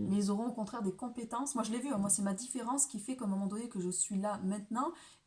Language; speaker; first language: French; native; French